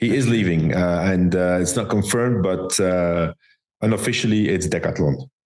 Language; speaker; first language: English; non-native, fluent; Dutch